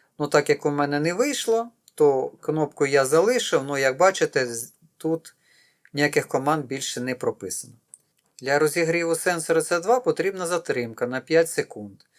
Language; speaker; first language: Ukrainian; non-native, local second language; Russian